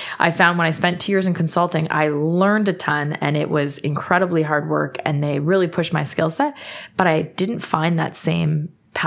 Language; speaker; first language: English; native; English